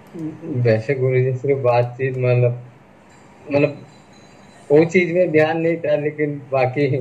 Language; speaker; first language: Hindi; non-native, local second language; Odia